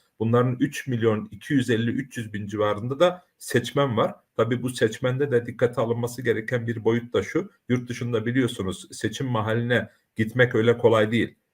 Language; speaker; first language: Turkish; early bilingual, heritage; Turkish